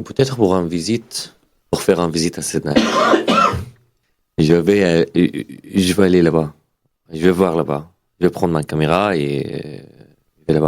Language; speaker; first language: French; non-native, learner; Arabic